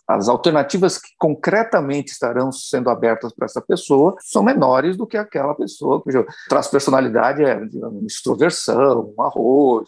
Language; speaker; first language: Portuguese; native; Portuguese